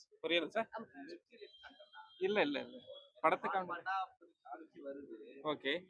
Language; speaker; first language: Tamil; native; Tamil